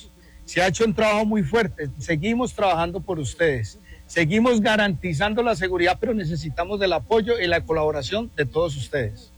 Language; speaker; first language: Spanish; native; Spanish